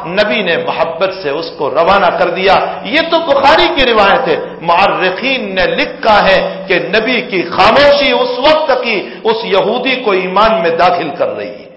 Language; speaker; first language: Urdu; non-native, local second language; Gujarati